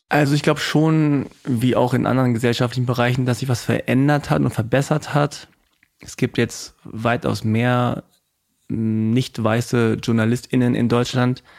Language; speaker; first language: German; native; German